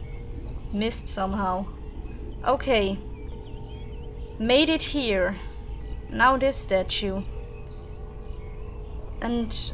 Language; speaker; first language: English; non-native, fluent; German